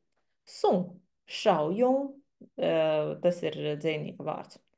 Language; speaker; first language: Latvian; non-native, fluent; Chinese